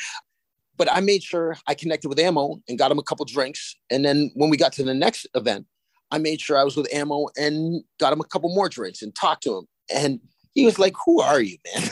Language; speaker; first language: English; native; English